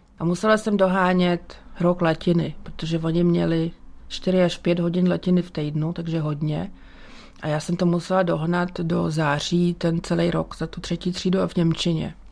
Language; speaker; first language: Czech; native; Czech